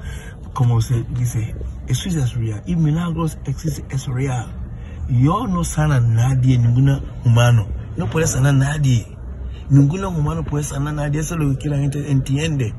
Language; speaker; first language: Spanish; non-native, learner; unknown